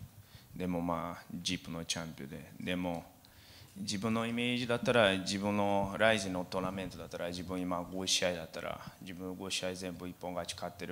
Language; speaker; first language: Japanese; non-native, learner; Portuguese